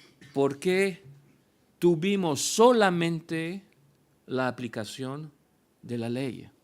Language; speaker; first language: Spanish; non-native, fluent; French